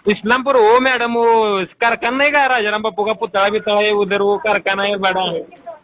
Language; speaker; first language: Hindi; non-native, local second language; Marathi